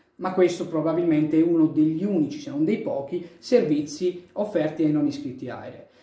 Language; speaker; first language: Italian; native; Italian